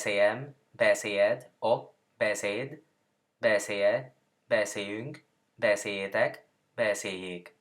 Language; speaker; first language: Hungarian; non-native, learner; Spanish